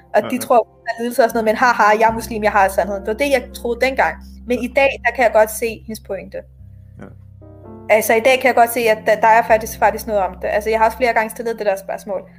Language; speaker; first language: Danish; native; Danish